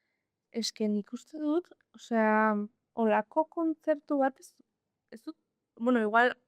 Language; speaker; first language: Basque; non-native, local second language; Spanish